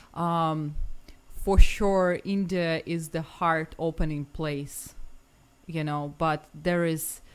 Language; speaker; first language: English; non-native, fluent; Russian